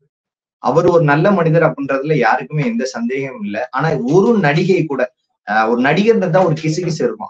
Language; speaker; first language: Tamil; native; Tamil